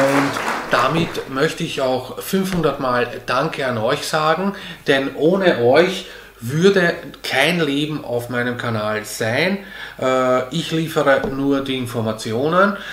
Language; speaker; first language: German; early bilingual, other home language; Hungarian